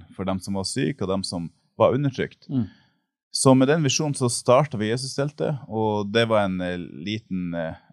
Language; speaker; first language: Norwegian; native; Norwegian